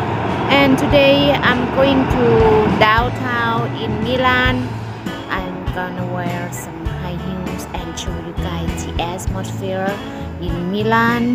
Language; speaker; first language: English; non-native, learner; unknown